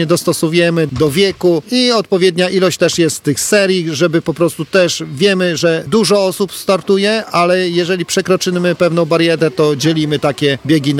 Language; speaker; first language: Polish; native; Polish